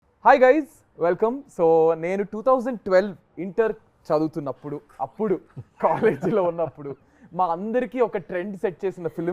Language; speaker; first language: Telugu; native; Telugu